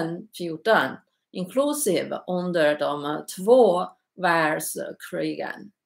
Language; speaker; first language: Swedish; non-native, learner; Chinese